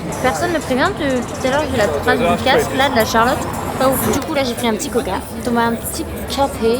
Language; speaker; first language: French; native; French